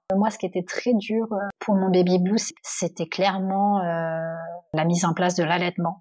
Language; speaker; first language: French; native; French